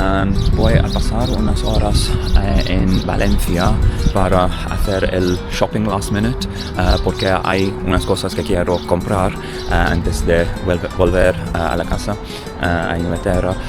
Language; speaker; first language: Spanish; non-native, learner; English